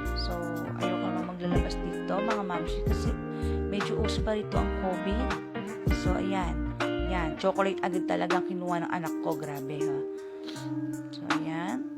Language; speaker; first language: Filipino; native; Filipino